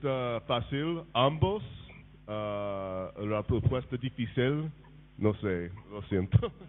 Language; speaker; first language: Spanish; non-native, learner; English